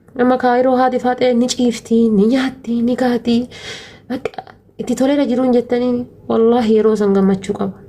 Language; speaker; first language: Oromo; early bilingual, heritage; Oromo